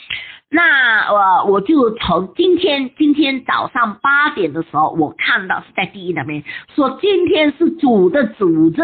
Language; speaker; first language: Chinese; native; Chinese